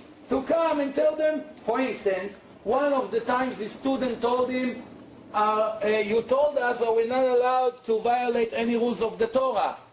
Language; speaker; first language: English; non-native, fluent; Hebrew